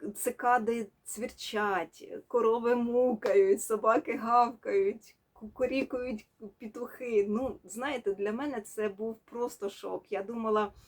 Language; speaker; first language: Ukrainian; native; Ukrainian